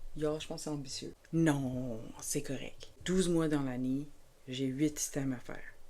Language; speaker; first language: French; native; French